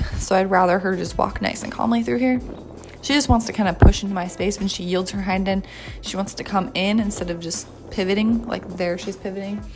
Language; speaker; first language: English; native; English